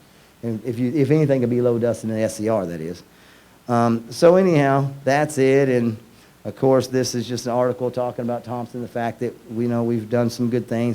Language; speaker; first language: English; native; English